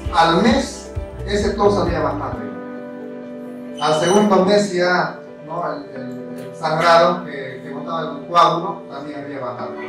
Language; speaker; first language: Spanish; native; Spanish